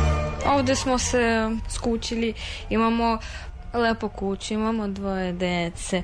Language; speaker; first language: Serbian; non-native, fluent; Russian